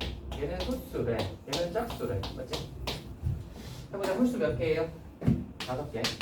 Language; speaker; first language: Korean; native; Korean